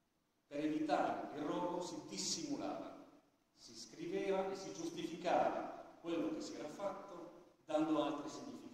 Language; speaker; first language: Italian; native; Italian